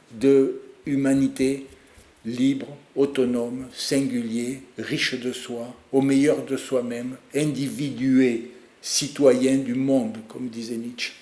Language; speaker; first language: French; native; French